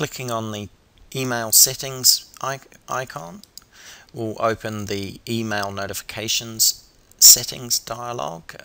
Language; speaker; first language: English; native; English